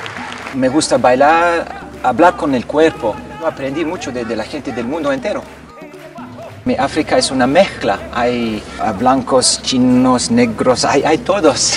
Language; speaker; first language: Spanish; non-native, learner; French